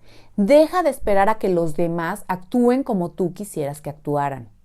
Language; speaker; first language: Spanish; native; Spanish